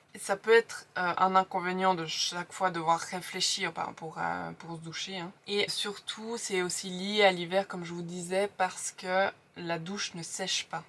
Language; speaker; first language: French; native; French